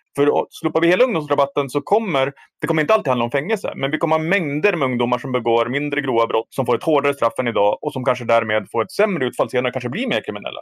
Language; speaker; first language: Swedish; native; Swedish